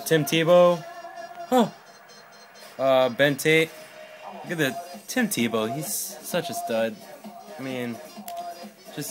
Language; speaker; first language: English; native; English